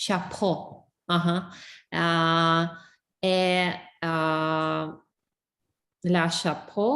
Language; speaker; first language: French; non-native, learner; English